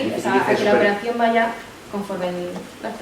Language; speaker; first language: Spanish; native; Spanish